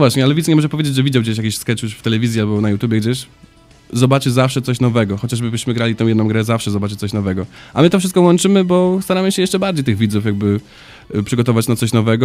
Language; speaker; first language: Polish; native; Polish